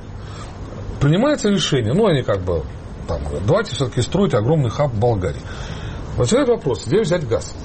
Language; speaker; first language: Russian; native; Russian